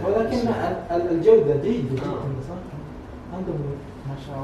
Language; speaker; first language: Arabic; non-native, fluent; Indonesian